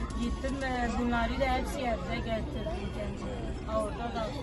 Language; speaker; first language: Turkish; non-native, local second language; Kurdish